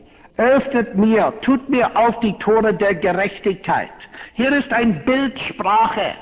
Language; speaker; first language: German; non-native, fluent; English